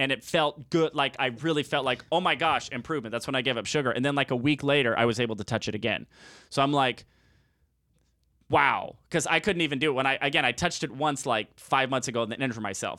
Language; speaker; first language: English; native; English